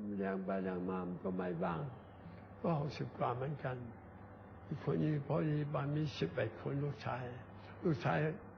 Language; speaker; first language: Thai; non-native, learner; Chinese